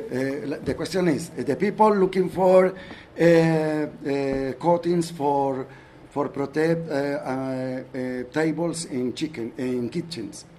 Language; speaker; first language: English; non-native, learner; Spanish